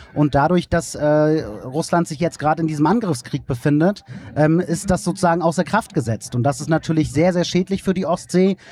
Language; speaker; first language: German; native; German